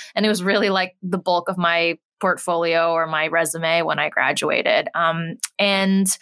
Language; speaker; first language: English; native; English